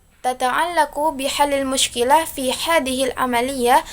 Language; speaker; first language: Arabic; non-native, learner; Indonesian